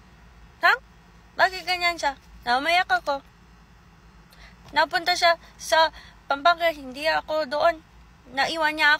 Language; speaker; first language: Filipino; early bilingual, heritage; English